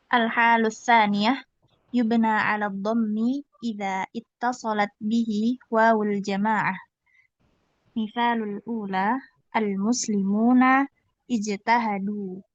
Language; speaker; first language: Arabic; non-native, learner; Indonesian